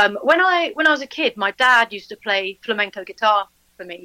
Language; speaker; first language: English; native; English